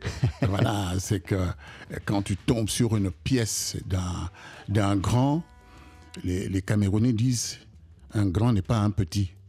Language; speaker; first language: French; non-native, local second language; Kongo